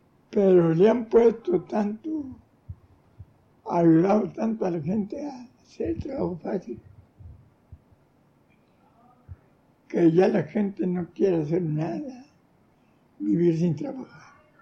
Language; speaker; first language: Spanish; native; Spanish